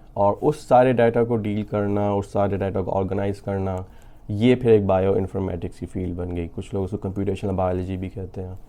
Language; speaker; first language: Urdu; native; Urdu